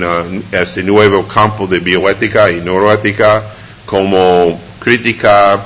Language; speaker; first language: Spanish; non-native, fluent; English